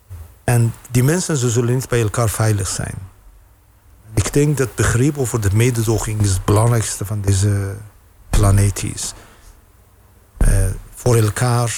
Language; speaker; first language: Dutch; non-native, fluent; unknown